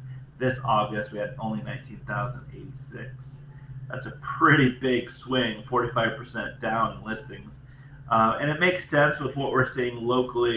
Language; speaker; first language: English; native; English